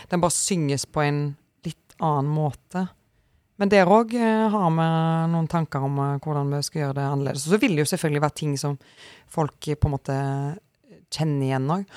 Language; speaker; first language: Norwegian; native; Norwegian